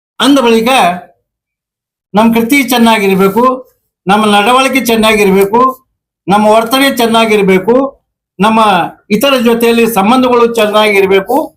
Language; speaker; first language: Kannada; non-native, local second language; Urdu